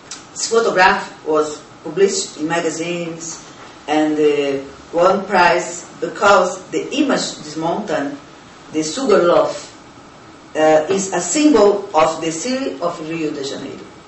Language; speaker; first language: English; non-native, learner; Portuguese